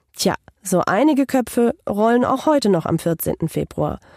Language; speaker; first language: German; non-native, fluent; Hungarian